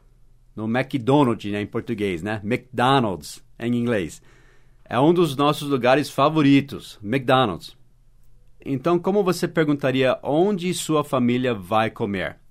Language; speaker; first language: Portuguese; non-native, fluent; English